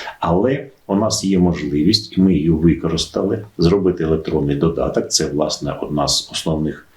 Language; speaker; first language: Ukrainian; native; Ukrainian